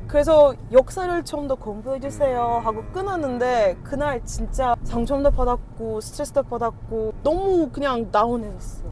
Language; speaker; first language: Korean; non-native, fluent; Turkish